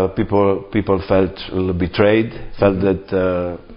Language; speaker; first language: English; non-native, fluent; Romanian